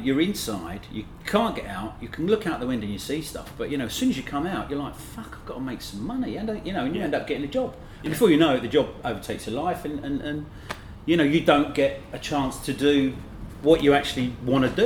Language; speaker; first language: English; native; English